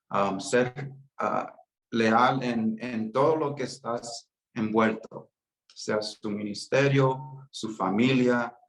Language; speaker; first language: Spanish; early bilingual, heritage; Spanish